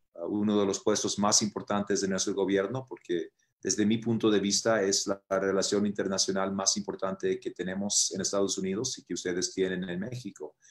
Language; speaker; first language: Spanish; early bilingual, other home language; English